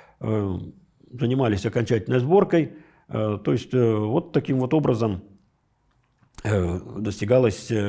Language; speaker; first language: Russian; native; Russian